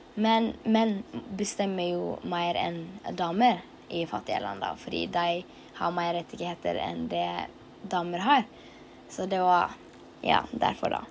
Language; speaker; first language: Norwegian; early bilingual, other home language; Tigrinya